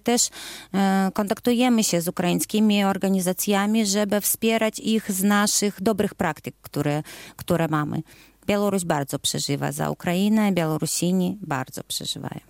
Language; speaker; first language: Polish; non-native, fluent; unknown